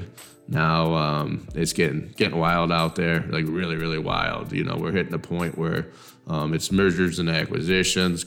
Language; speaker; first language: English; native; English